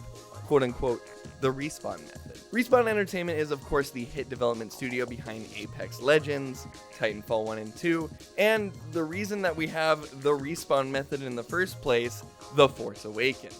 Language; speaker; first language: English; native; English